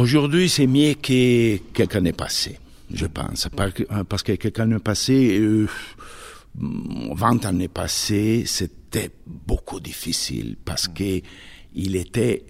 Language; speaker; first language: French; non-native, fluent; Italian